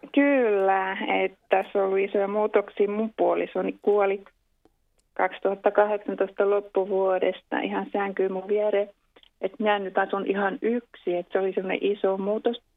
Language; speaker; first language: Finnish; native; Finnish